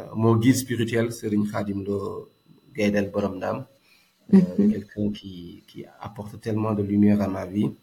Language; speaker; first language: French; non-native, local second language; Wolof